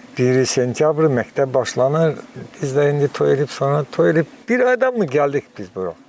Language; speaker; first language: Azerbaijani; non-native, local second language; Avaric